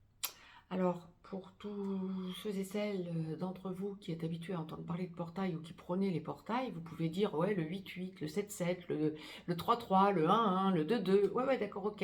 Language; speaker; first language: French; native; French